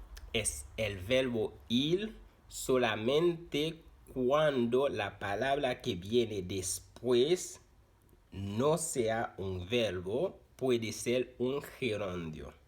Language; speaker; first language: Spanish; non-native, fluent; Haitian Creole